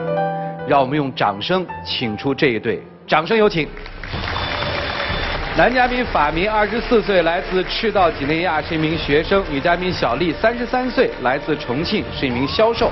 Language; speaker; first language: Chinese; native; Chinese